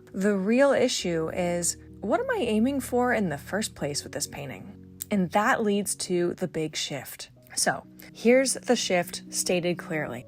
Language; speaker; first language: English; native; English